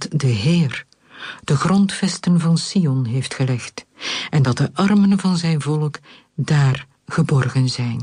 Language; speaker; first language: Dutch; native; Dutch